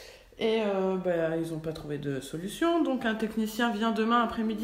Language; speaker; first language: French; native; French